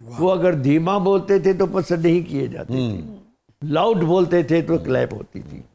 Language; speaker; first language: Urdu; non-native, local second language; Sindhi